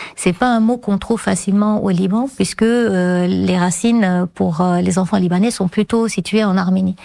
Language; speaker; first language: French; non-native, fluent; Armenian